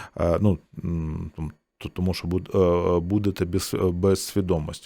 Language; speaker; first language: Ukrainian; native; Ukrainian